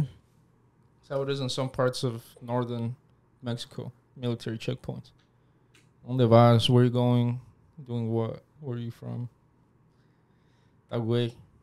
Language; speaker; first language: English; early bilingual, other home language; Spanish